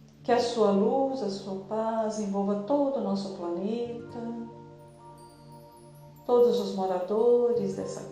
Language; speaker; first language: Portuguese; native; Portuguese